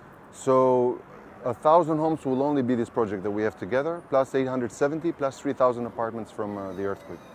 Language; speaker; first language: English; non-native, fluent; Albanian